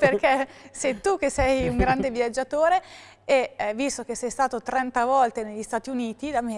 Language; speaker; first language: Italian; native; Italian